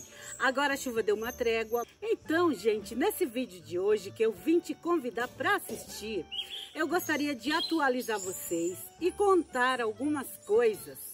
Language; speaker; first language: Portuguese; native; Portuguese